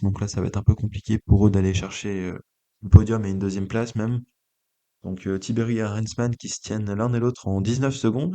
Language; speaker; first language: French; native; French